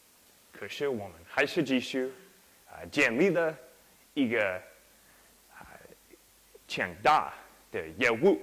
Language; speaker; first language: Chinese; non-native, learner; English